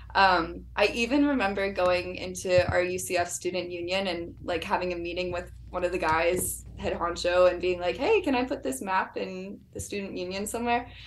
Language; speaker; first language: English; native; English